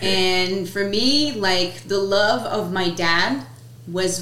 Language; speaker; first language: English; non-native, fluent; French